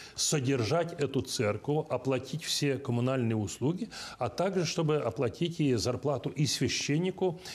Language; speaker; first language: Russian; non-native, local second language; Romanian